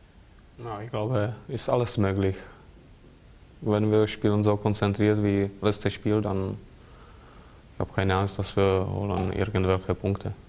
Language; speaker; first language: German; non-native, fluent; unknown